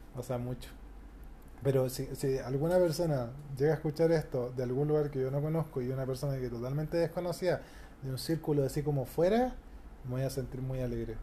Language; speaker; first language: Spanish; native; Spanish